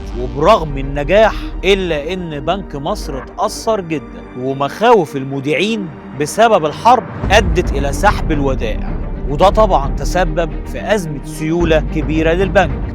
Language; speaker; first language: Arabic; native; Arabic